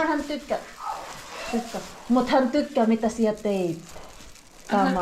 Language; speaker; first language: Finnish; non-native, learner; Filipino